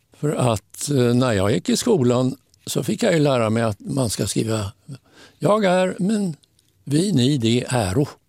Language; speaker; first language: Swedish; native; Swedish